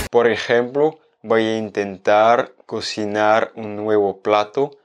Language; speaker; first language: Spanish; non-native, fluent; French